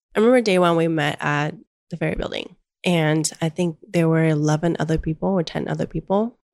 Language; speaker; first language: English; early bilingual, other home language; Chinese